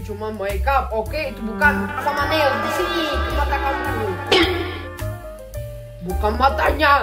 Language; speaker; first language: Indonesian; non-native, learner; Russian